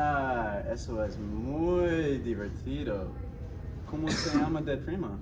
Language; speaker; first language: Spanish; non-native, learner; English